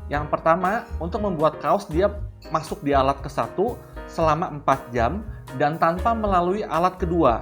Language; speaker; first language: Indonesian; native; Indonesian